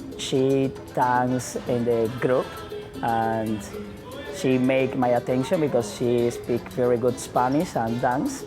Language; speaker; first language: English; non-native, learner; Spanish